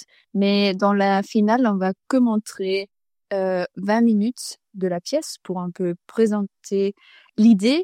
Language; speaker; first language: French; non-native, fluent; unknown